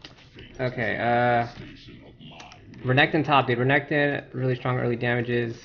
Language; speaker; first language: English; native; English